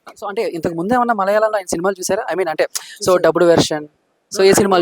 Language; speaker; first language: Telugu; native; Telugu